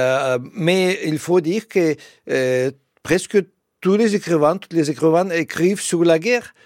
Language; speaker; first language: French; non-native, fluent; Russian